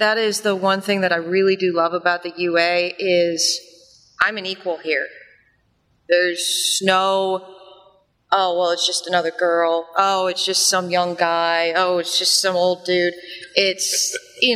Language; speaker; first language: English; native; English